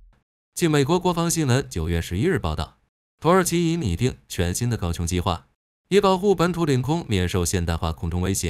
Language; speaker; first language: Chinese; native; Chinese